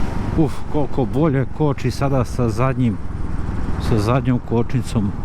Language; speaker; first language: Serbian; native; Serbian